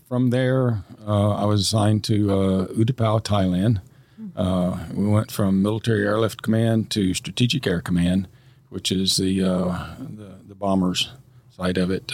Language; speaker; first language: English; native; English